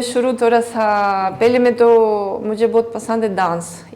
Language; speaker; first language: Hindi; non-native, learner; Greek